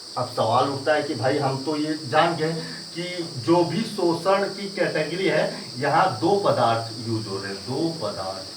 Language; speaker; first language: Hindi; native; Hindi